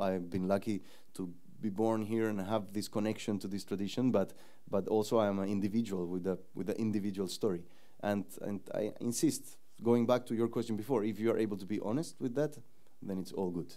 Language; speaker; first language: English; non-native, fluent; Spanish